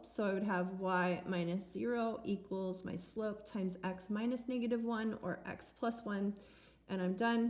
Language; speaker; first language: English; native; English